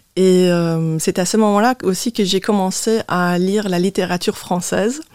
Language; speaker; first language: French; non-native, local second language; Luxembourgish